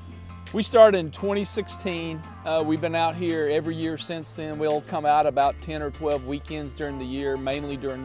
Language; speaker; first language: English; native; English